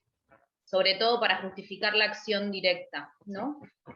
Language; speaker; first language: Spanish; native; Spanish